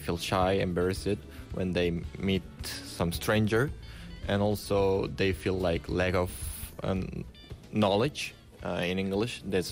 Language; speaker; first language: English; non-native, fluent; Uzbek